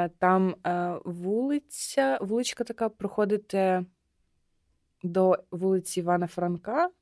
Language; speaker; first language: Ukrainian; non-native, local second language; Russian